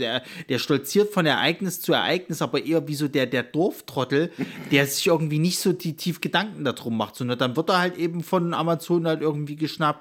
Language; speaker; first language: German; native; German